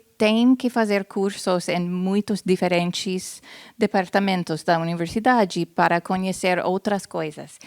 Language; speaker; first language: Portuguese; non-native, fluent; English